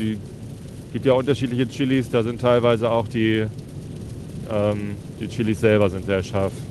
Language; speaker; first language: German; native; German